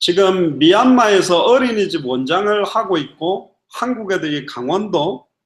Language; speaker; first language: Korean; native; Korean